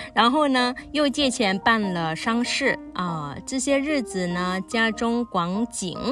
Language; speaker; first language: Chinese; native; Chinese